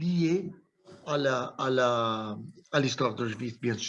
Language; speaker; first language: French; non-native, fluent; Italian